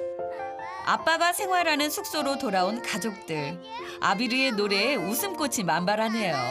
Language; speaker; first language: Korean; native; Korean